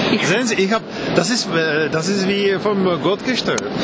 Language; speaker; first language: German; non-native, fluent; Czech